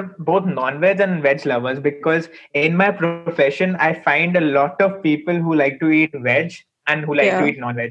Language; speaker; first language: English; non-native, local second language; Hindi